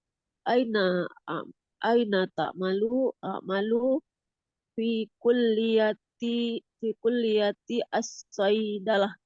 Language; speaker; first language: Arabic; non-native, learner; Indonesian